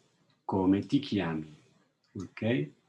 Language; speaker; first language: Italian; non-native, fluent; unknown